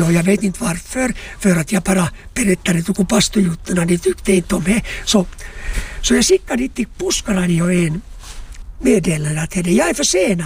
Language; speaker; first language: Swedish; non-native, local second language; Finnish